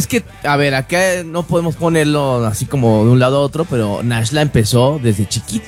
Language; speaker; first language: Spanish; native; Spanish